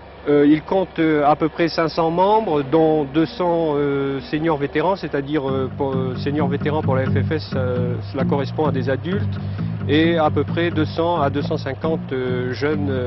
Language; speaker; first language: French; native; French